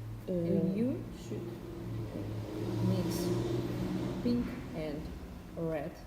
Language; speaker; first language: English; non-native, learner; Russian